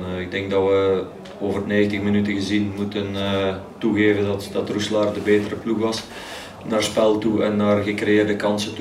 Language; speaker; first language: Dutch; native; Dutch